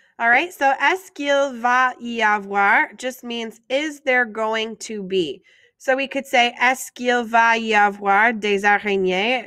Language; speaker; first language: French; non-native, fluent; English